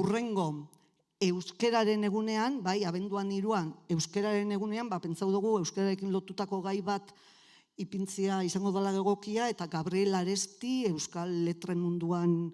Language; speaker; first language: Basque; native; Basque